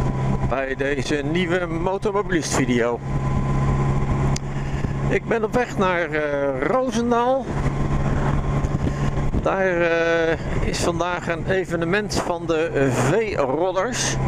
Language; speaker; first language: Dutch; native; Dutch